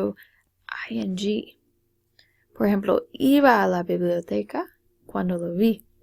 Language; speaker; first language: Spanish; non-native, fluent; English